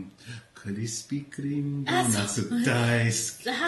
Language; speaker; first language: Japanese; non-native, fluent; English